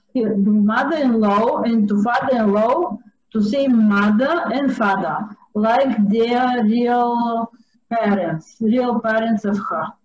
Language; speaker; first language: English; non-native, fluent; Bulgarian